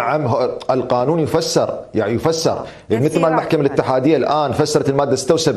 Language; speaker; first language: Arabic; native; Arabic